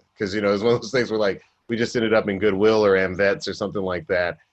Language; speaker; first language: English; native; English